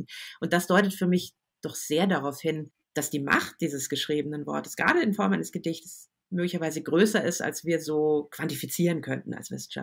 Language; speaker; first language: German; native; German